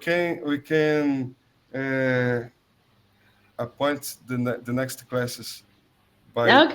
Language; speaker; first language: English; non-native, learner; Portuguese